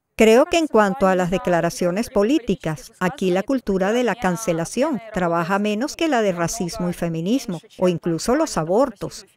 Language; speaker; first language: Spanish; non-native, fluent; Russian